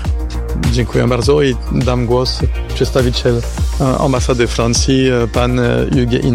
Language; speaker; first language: Polish; non-native, learner; French